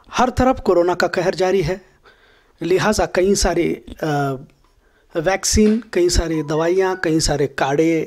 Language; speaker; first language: Urdu; native; Urdu